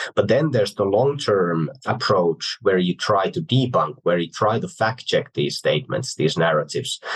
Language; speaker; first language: English; non-native, fluent; Finnish